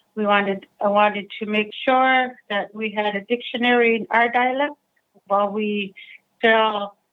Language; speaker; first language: English; non-native, fluent; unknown